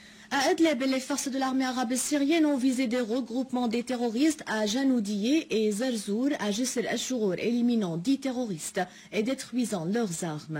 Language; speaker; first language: French; non-native, fluent; Arabic